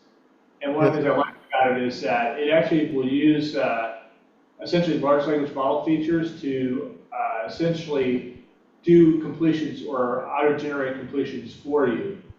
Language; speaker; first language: English; native; English